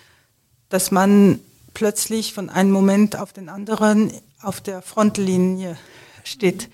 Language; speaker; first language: German; non-native, fluent; French